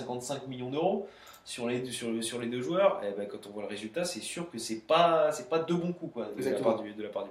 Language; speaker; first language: French; native; French